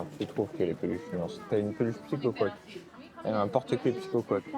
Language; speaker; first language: French; native; French